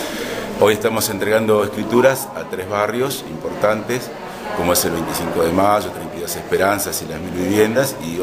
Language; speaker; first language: Spanish; native; Spanish